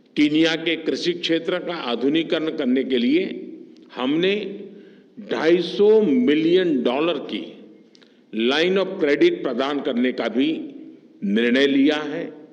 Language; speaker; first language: Hindi; non-native, local second language; Gujarati